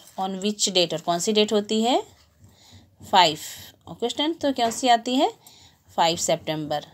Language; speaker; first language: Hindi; non-native, local second language; Gujarati